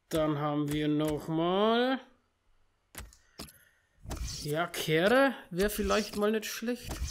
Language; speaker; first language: German; native; German